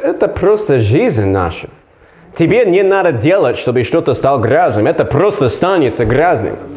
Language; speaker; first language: Russian; non-native, learner; English